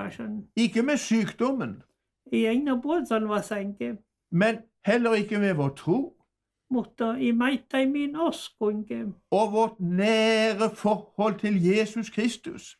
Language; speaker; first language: Norwegian; native; Norwegian